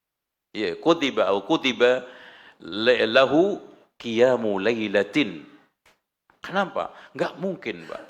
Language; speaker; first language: Indonesian; native; Indonesian